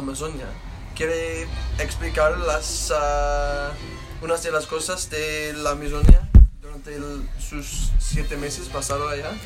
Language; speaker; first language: Spanish; non-native, learner; English